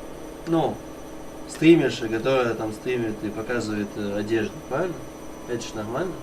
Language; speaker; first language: Russian; native; Russian